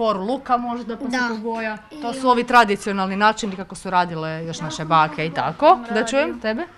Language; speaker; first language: Croatian; native; Croatian